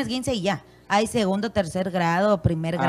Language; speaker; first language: Spanish; native; Spanish